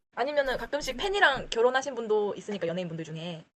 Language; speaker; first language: Korean; early bilingual, heritage; Korean